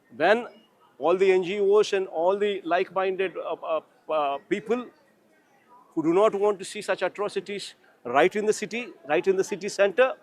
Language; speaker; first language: English; non-native, local second language; Telugu